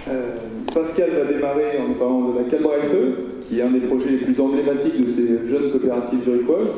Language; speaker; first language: French; native; French